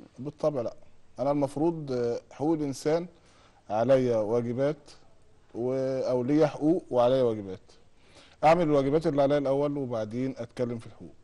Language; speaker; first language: Arabic; native; Arabic